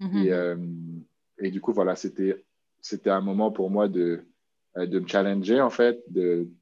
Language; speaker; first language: French; native; French